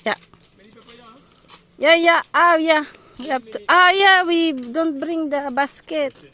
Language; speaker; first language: English; non-native, local second language; Filipino